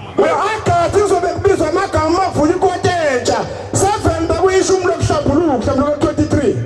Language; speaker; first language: Zulu; native; Zulu